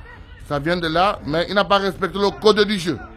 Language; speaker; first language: French; native; French